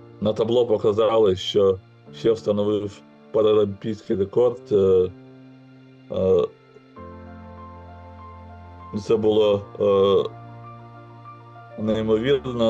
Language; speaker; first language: Ukrainian; non-native, local second language; Russian